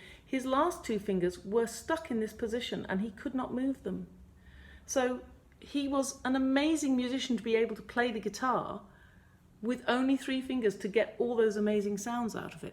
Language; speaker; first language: English; native; English